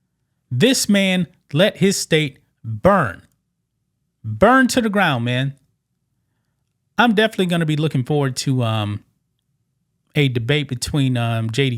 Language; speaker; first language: English; native; English